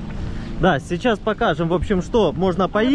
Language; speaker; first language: Russian; native; Russian